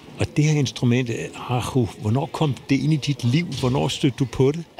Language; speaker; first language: Danish; native; Danish